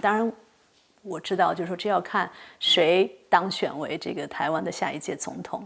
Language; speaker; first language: Chinese; native; Chinese